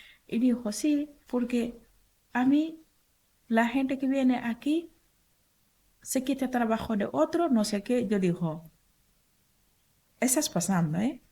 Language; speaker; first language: Spanish; non-native, learner; Wolof